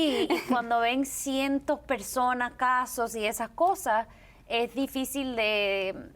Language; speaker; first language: Spanish; early bilingual, heritage; Spanish